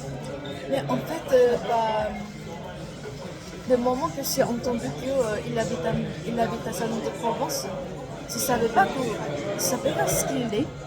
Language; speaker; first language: French; non-native, learner; Korean